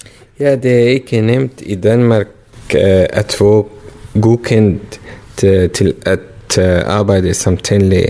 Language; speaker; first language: Danish; non-native, learner; Arabic